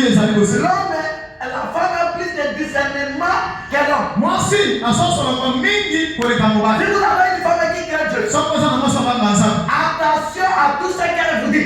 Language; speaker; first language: French; non-native, local second language; Lingala